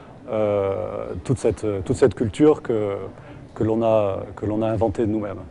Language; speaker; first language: French; native; French